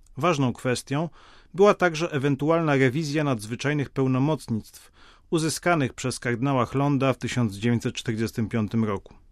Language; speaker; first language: Polish; native; Polish